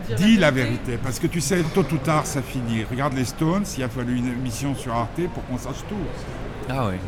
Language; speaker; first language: French; native; French